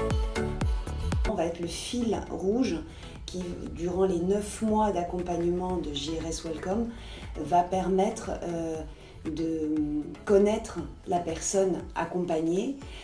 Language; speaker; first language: French; native; French